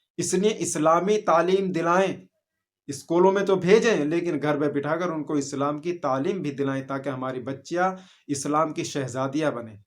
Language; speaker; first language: Urdu; native; Urdu